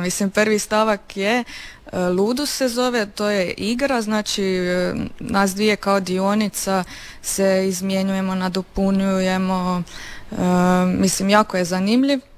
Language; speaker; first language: Serbian; native; Serbian